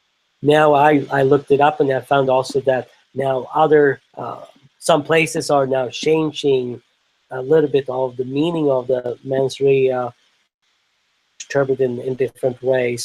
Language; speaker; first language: English; non-native, fluent; Swedish